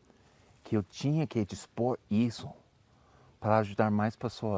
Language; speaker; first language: Portuguese; non-native, fluent; English